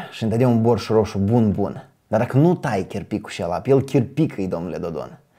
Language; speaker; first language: Romanian; native; Romanian